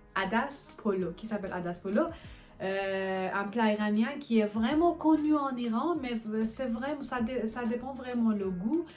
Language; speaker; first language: French; non-native, fluent; Persian